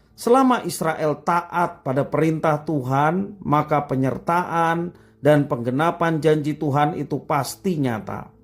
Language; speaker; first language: Indonesian; native; Indonesian